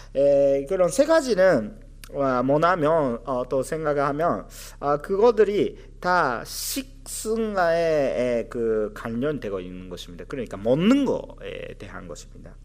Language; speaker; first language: Korean; non-native, fluent; Japanese